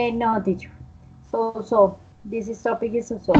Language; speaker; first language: English; non-native, learner; Spanish